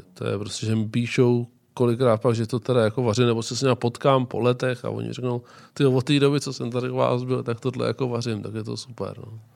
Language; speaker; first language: Czech; native; Czech